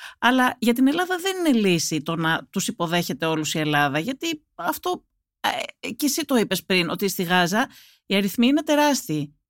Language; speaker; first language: Greek; native; Greek